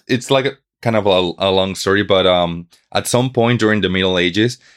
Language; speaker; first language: English; non-native, fluent; Spanish